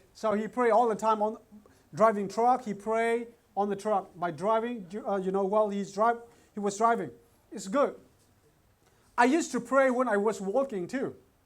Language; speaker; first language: English; non-native, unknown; Burmese